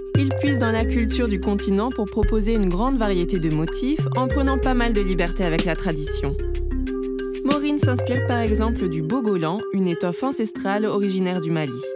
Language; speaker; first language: French; native; French